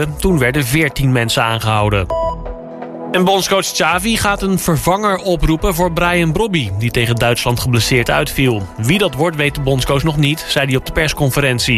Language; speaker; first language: Dutch; native; Dutch